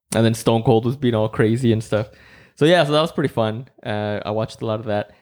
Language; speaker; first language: English; non-native, fluent; Spanish